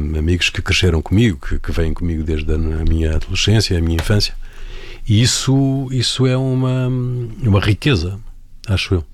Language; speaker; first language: Portuguese; native; Portuguese